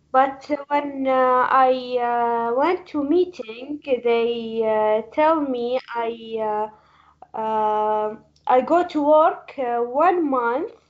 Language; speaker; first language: English; non-native, learner; Arabic